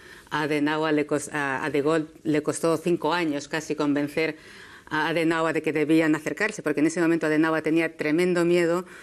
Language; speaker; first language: Spanish; native; Spanish